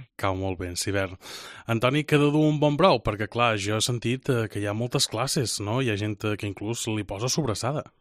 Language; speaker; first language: Catalan; native; Catalan